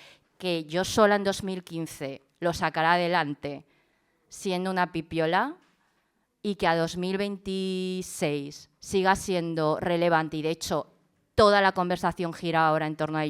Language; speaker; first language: Spanish; early bilingual, other home language; Chinese